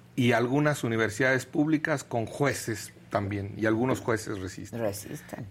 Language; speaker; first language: Spanish; native; Spanish